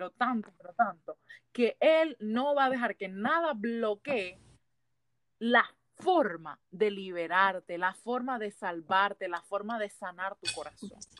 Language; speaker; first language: Spanish; early bilingual, heritage; Spanish